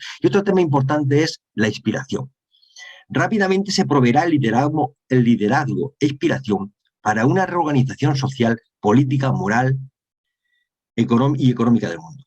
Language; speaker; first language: Spanish; native; Spanish